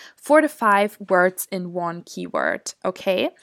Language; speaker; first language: English; non-native, fluent; German